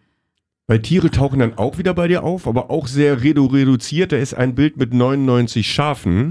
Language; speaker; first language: German; native; German